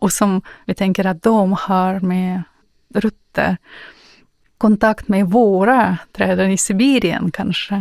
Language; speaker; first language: Swedish; non-native, learner; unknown